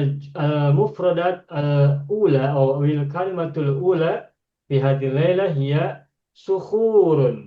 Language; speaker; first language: Arabic; non-native, fluent; Indonesian